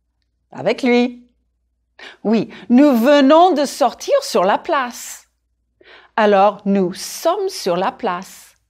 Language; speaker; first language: French; non-native, fluent; English